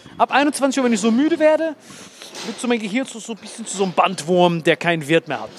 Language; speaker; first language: German; early bilingual, other home language; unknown